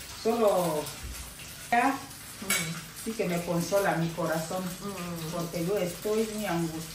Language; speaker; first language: Spanish; non-native, learner; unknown